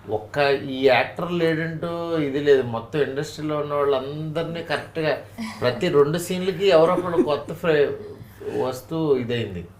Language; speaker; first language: Telugu; native; Telugu